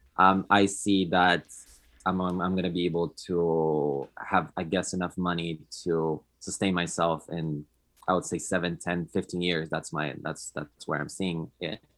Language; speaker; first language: English; non-native, fluent; Polish